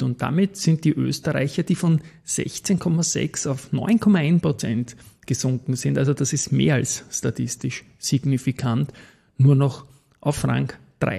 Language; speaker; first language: German; native; German